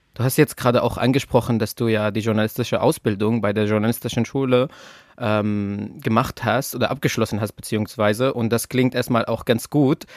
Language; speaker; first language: German; non-native, fluent; Arabic